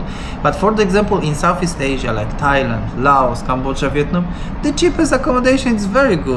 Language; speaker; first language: English; non-native, learner; Polish